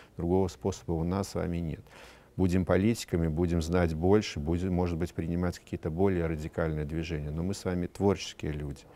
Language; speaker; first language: Russian; native; Russian